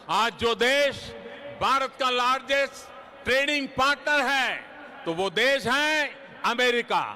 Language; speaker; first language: Hindi; non-native, local second language; Gujarati